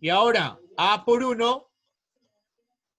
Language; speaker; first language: Spanish; native; Spanish